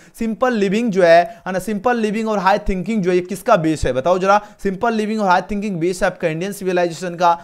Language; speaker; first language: Hindi; native; Hindi